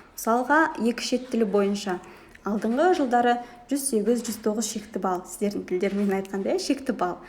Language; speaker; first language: Kazakh; native; Kazakh